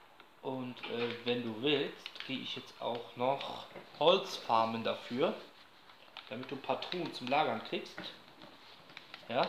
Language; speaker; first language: German; native; German